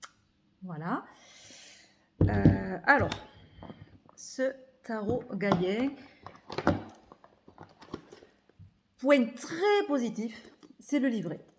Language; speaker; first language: French; native; French